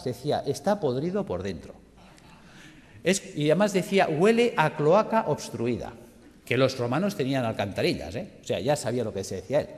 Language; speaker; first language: Spanish; native; Spanish